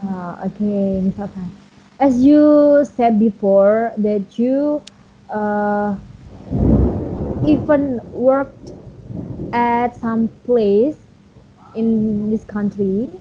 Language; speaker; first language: English; non-native, learner; Indonesian